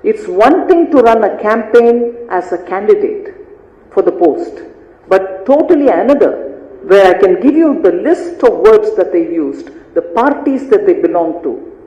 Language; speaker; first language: English; non-native, local second language; Tamil